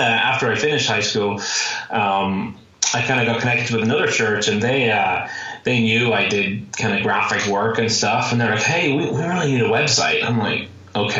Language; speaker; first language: English; native; English